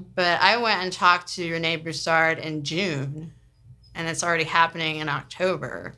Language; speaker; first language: English; native; English